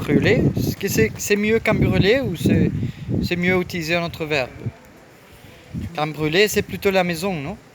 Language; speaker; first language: French; non-native, fluent; Spanish